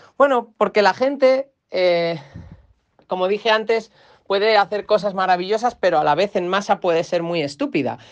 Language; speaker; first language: Spanish; native; Spanish